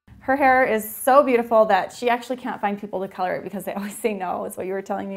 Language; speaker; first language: English; native; English